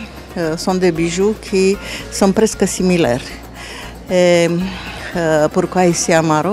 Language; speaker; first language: French; non-native, fluent; Romanian